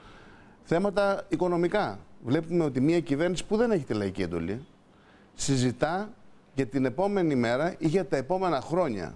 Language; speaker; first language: Greek; native; Greek